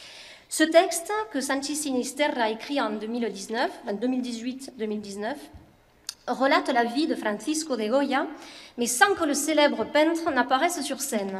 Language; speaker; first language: French; native; French